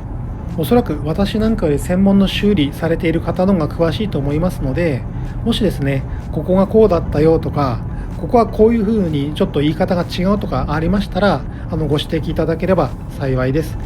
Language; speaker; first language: Japanese; native; Japanese